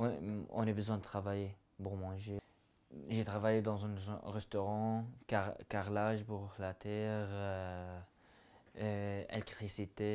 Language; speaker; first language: French; non-native, learner; Arabic